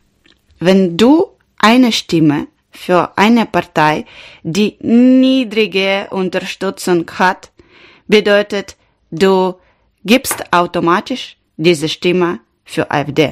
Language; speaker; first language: German; non-native, learner; Ukrainian